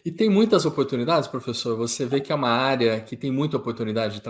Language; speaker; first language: Portuguese; native; Portuguese